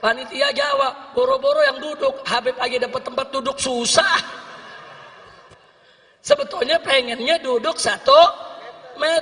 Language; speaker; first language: Indonesian; native; Indonesian